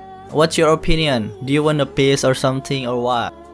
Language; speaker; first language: English; non-native, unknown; Indonesian